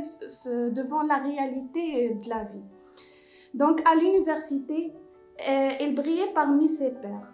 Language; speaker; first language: French; non-native, local second language; Arabic